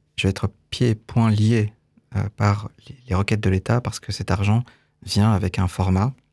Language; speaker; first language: French; native; French